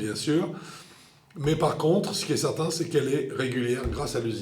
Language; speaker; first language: French; native; French